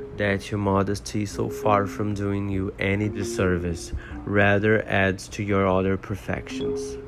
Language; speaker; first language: English; non-native, fluent; Portuguese